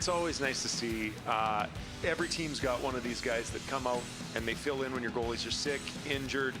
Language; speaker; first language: English; native; English